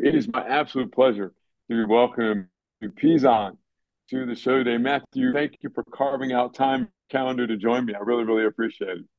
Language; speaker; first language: English; native; English